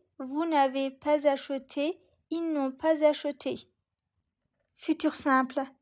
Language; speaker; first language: French; non-native, learner; Turkish